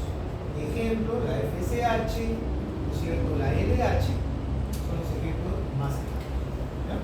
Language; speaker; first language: Spanish; native; Spanish